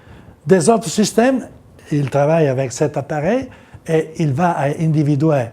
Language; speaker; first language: French; non-native, learner; Italian